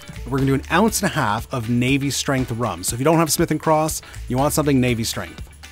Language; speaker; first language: English; native; English